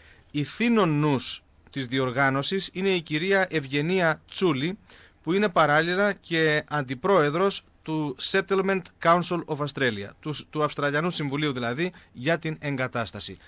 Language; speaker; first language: Greek; native; Greek